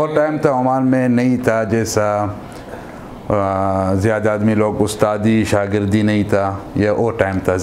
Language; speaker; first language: Hindi; non-native, learner; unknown